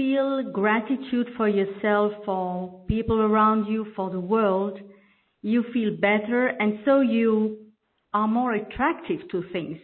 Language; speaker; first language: English; non-native, fluent; French